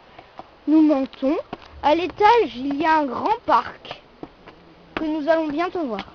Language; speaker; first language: French; native; French